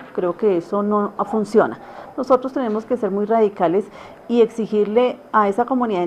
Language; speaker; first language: Spanish; native; Spanish